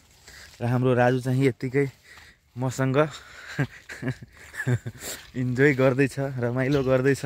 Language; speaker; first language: Nepali; non-native, local second language; Maithili